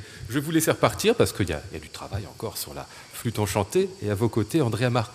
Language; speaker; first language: French; native; French